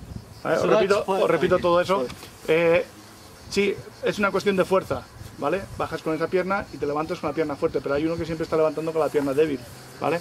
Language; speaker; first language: Spanish; native; Spanish